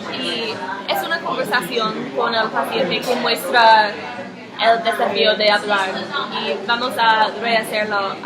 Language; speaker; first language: Spanish; non-native, learner; English